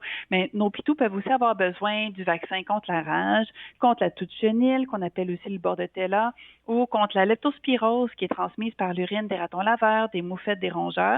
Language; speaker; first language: French; native; French